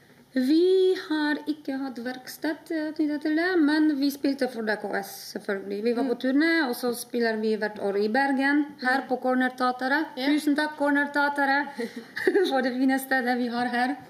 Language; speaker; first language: Norwegian; non-native, fluent; Polish